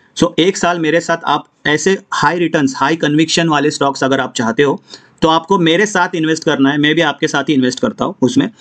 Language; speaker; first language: Hindi; non-native, local second language; Marathi